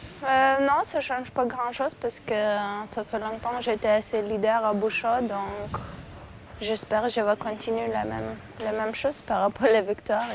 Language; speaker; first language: French; non-native, fluent; Lithuanian